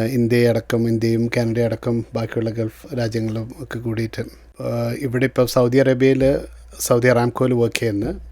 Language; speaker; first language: Malayalam; early bilingual, heritage; Malayalam